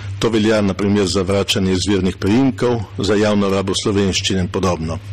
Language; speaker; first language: Slovenian; native; Slovenian